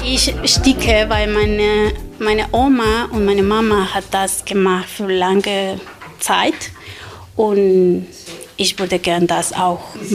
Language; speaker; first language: German; non-native, learner; Spanish